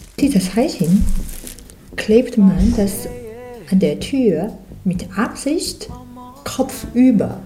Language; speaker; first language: German; non-native, fluent; Chinese